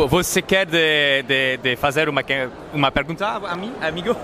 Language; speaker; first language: Portuguese; non-native, learner; French